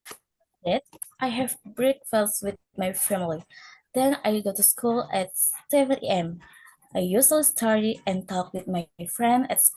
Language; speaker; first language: English; non-native, learner; Indonesian